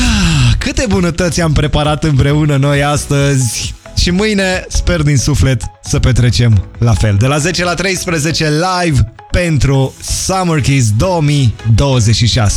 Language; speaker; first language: Romanian; native; Romanian